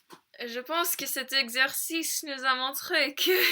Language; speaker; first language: French; non-native, fluent; English